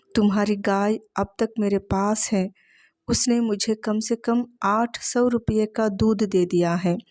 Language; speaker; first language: Hindi; non-native, local second language; Telugu